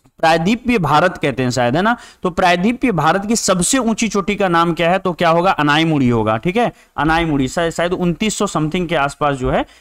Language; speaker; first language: Hindi; native; Hindi